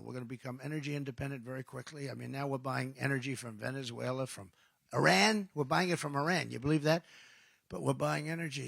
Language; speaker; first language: English; native; English